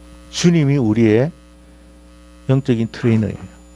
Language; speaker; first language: Korean; native; Korean